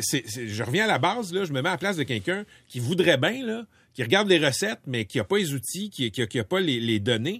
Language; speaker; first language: French; native; French